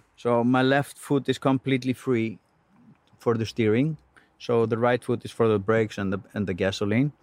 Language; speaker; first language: English; non-native, fluent; Icelandic